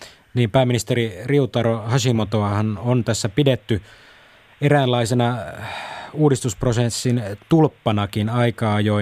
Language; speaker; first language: Finnish; native; Finnish